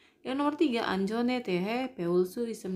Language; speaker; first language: Korean; non-native, fluent; Indonesian